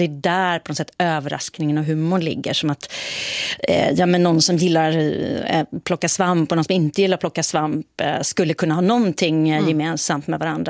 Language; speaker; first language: Swedish; native; Swedish